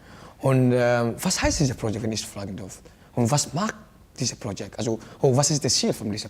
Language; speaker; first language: German; non-native, learner; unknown